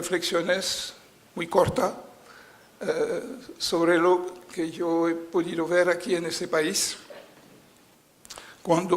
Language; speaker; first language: Spanish; non-native, fluent; French